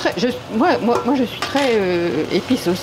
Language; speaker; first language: French; native; French